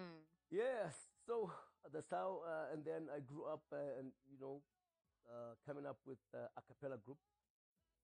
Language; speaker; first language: English; non-native, local second language; Xhosa